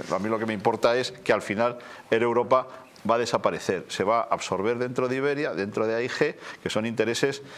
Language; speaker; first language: Spanish; native; Spanish